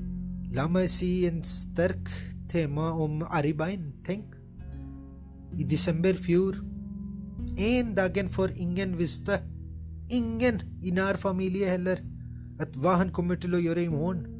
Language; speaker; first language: Norwegian; non-native, fluent; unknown